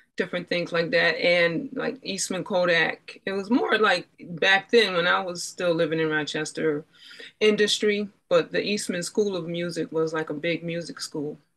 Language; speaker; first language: English; native; English